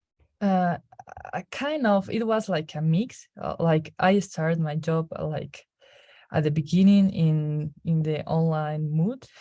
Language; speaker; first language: English; non-native, learner; Spanish